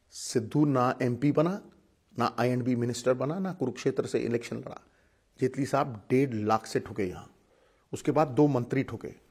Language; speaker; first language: Hindi; non-native, local second language; Punjabi